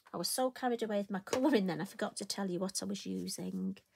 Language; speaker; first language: English; native; English